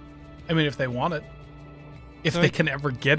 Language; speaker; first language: English; native; English